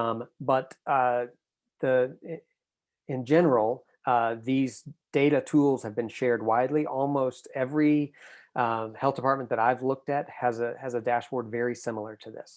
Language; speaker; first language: English; native; English